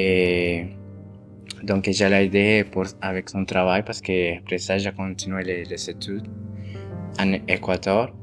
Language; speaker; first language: French; non-native, fluent; Spanish